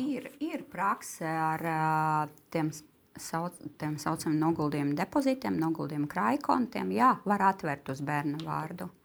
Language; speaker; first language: Latvian; non-native, local second language; Russian